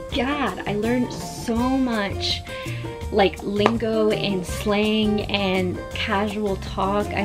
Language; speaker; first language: English; early bilingual, other home language; Spanish